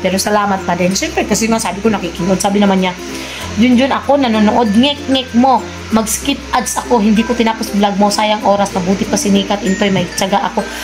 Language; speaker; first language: Filipino; non-native, local second language; Cebuano